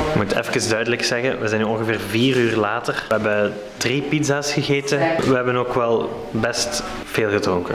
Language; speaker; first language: Dutch; native; Dutch